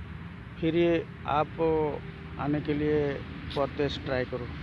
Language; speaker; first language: Hindi; non-native, local second language; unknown